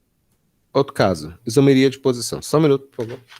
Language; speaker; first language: Portuguese; native; Portuguese